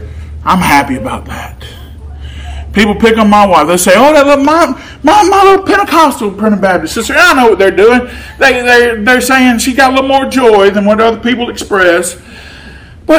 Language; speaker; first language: English; native; English